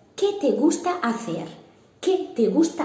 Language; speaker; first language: Spanish; non-native, fluent; Arabic